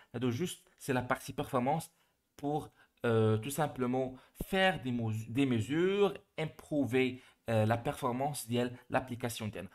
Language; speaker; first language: French; non-native, local second language; Arabic